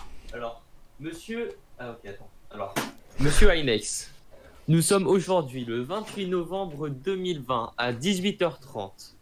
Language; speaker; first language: French; native; French